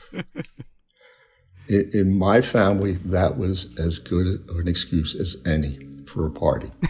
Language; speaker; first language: English; native; English